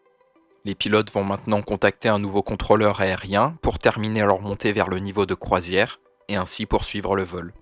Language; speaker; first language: French; native; French